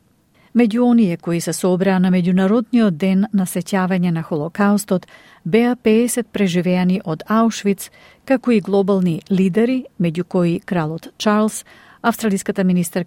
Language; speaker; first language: Macedonian; native; Macedonian